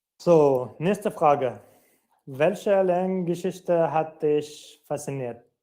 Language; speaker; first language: German; non-native, fluent; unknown